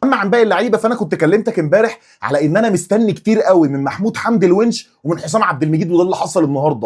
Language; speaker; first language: Arabic; native; Arabic